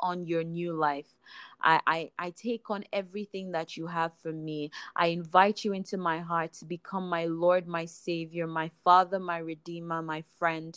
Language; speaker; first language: English; non-native, local second language; Igbo